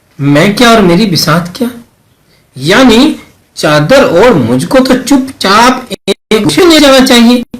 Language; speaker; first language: Urdu; non-native, local second language; Punjabi